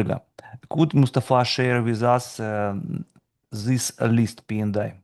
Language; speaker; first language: English; non-native, fluent; Russian